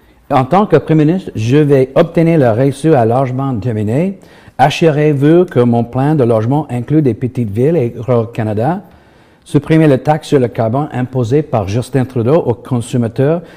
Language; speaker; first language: French; non-native, learner; English